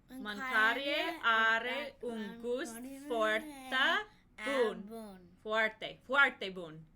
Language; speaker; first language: Romanian; non-native, learner; English